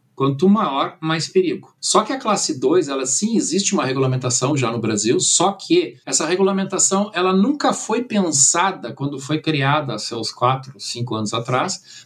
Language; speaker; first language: Portuguese; early bilingual, other home language; German